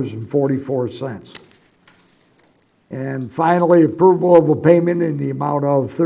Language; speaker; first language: English; native; English